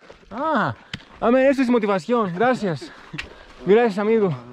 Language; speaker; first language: Spanish; non-native, learner; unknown